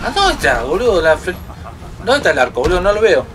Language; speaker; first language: Spanish; native; Spanish